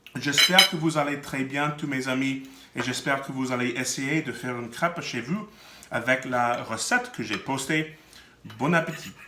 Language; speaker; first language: French; non-native, fluent; English